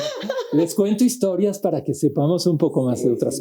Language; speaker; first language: Spanish; native; Spanish